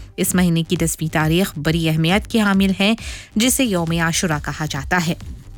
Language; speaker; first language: Hindi; non-native, local second language; Morisyen